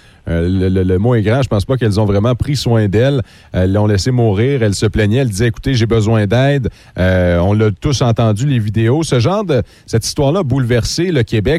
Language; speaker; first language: French; native; French